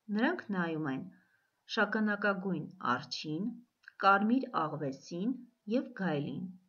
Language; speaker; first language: Armenian; native; Armenian